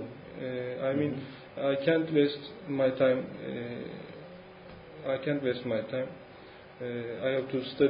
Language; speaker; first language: English; non-native, learner; Turkish